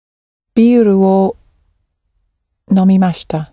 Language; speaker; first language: Japanese; non-native, learner; English